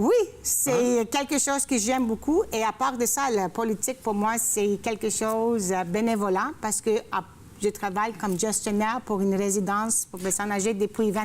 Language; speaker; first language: French; non-native, fluent; Greek